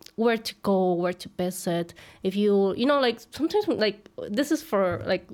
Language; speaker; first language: English; early bilingual, other home language; Spanish